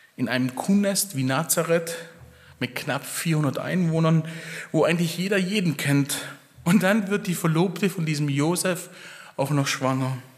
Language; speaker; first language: German; early bilingual, other home language; Italian